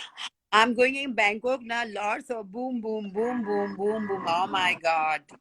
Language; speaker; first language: English; non-native, learner; Hindi